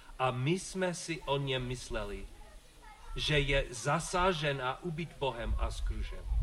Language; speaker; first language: Czech; non-native, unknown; English